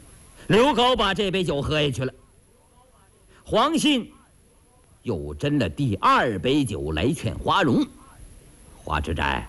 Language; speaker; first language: Chinese; native; Chinese